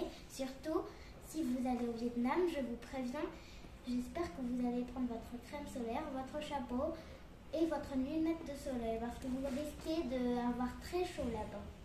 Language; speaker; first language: French; early bilingual, other home language; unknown